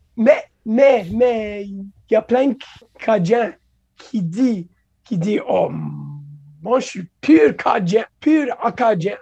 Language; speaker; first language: French; non-native, local second language; English